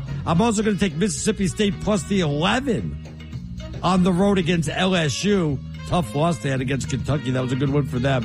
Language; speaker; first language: English; native; English